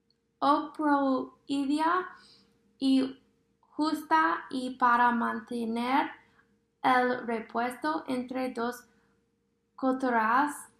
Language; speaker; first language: Spanish; non-native, fluent; English